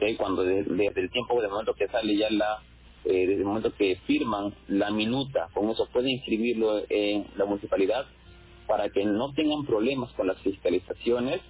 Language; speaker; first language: Spanish; native; Spanish